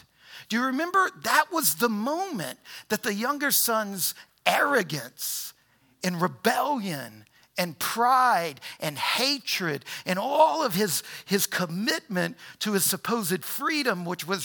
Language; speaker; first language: English; native; English